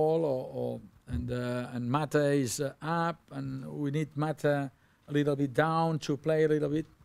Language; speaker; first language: English; non-native, learner; Catalan